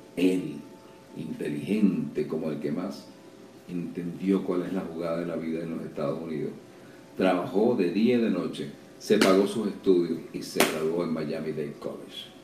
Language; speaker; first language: Spanish; native; Spanish